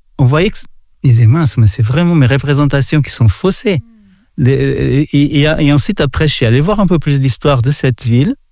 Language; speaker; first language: French; non-native, fluent; Portuguese